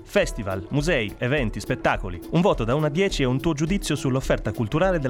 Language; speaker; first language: Italian; native; Italian